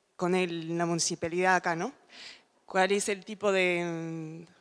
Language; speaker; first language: Spanish; native; Spanish